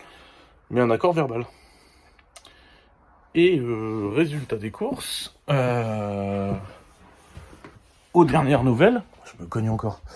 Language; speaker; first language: French; native; French